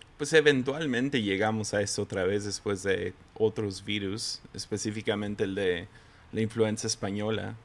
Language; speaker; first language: Spanish; native; Spanish